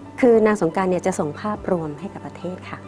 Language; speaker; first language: Thai; native; Thai